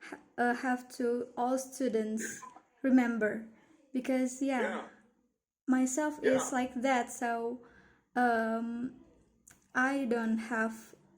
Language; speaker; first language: English; non-native, learner; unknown